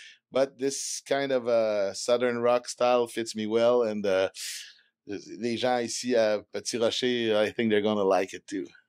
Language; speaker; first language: English; non-native, fluent; French